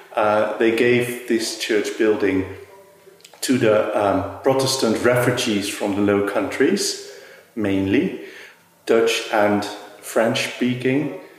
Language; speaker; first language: English; non-native, fluent; Dutch